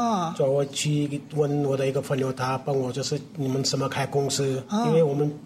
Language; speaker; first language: Chinese; non-native, learner; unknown